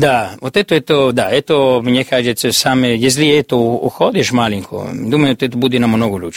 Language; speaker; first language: Russian; non-native, learner; Italian